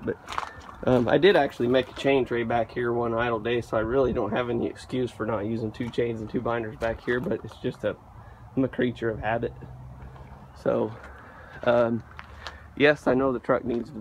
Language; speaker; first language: English; native; English